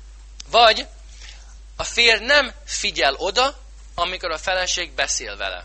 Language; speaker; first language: Hungarian; non-native, fluent; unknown